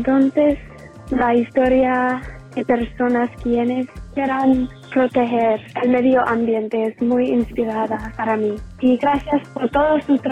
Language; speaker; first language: Spanish; non-native, learner; English